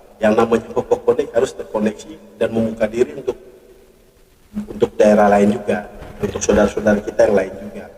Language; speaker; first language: Indonesian; native; Indonesian